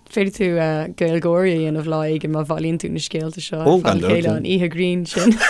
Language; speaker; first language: Irish; non-native, local second language; English